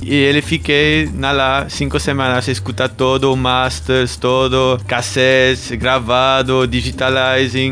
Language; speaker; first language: Portuguese; non-native, learner; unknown